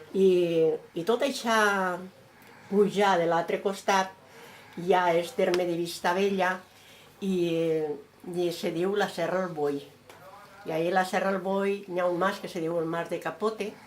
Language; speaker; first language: Catalan; native; Catalan